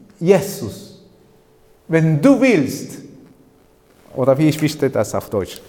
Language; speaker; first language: German; non-native, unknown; Spanish